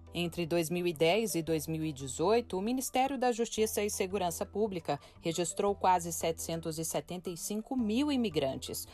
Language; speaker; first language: Portuguese; native; Portuguese